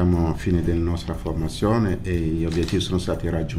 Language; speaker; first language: Italian; non-native, fluent; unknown